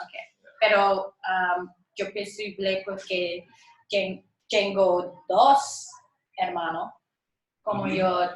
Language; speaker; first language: Spanish; non-native, learner; English